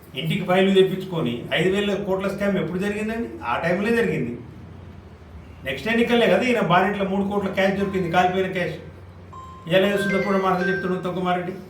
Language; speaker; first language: Telugu; native; Telugu